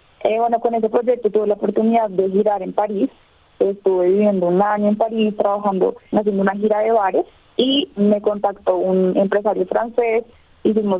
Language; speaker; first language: Spanish; native; Spanish